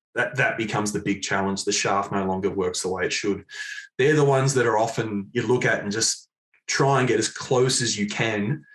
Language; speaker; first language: English; native; English